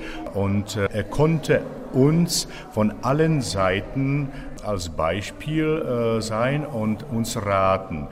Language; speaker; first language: German; non-native, fluent; Czech